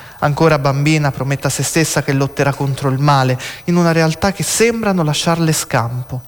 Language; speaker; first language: Italian; native; Italian